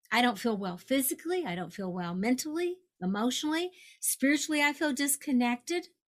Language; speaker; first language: English; native; English